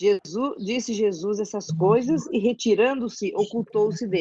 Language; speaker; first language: Portuguese; native; Portuguese